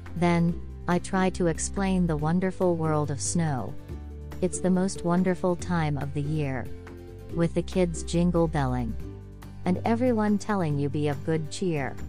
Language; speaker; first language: English; non-native, fluent; Thai